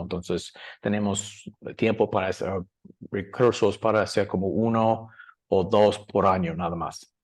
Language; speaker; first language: Spanish; non-native, learner; English